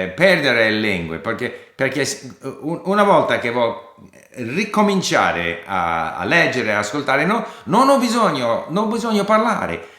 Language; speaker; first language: Italian; non-native, fluent; English